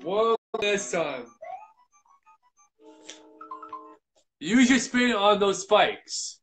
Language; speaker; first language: English; native; English